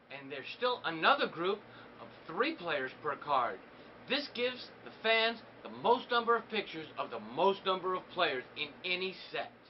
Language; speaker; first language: English; native; English